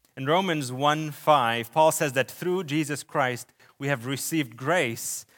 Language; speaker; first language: English; early bilingual, other home language; Arabic